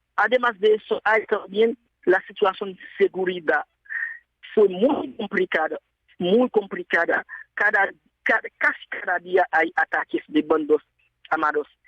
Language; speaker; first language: Spanish; non-native, fluent; Haitian Creole